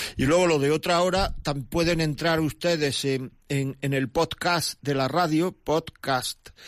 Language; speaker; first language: Spanish; native; Spanish